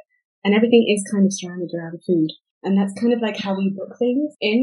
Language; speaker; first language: English; native; English